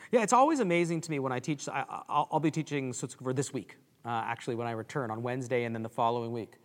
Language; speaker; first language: English; native; English